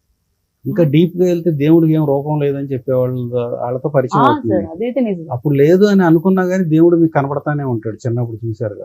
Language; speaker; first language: Telugu; native; Telugu